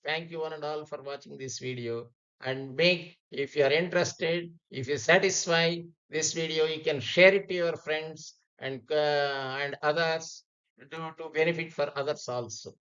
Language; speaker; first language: English; non-native, local second language; Telugu